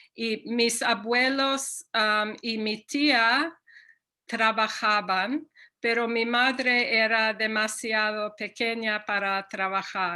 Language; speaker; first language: Spanish; non-native, fluent; English